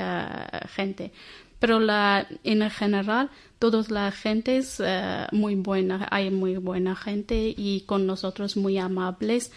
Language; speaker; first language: Spanish; non-native, learner; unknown